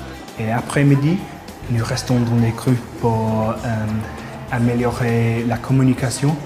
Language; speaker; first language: French; non-native, fluent; English